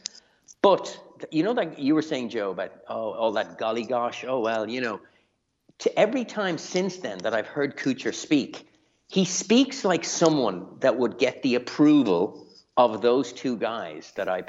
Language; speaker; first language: English; native; English